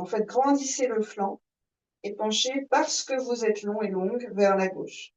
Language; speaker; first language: French; native; French